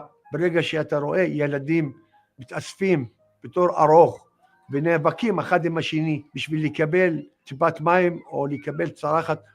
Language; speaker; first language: Hebrew; non-native, local second language; Arabic